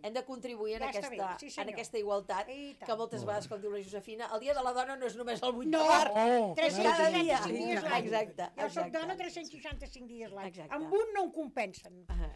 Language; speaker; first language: Catalan; native; Catalan